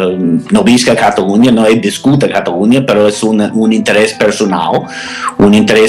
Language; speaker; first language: Catalan; non-native, fluent; English